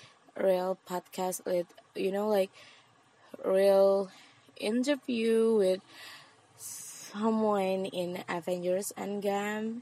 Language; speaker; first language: English; non-native, learner; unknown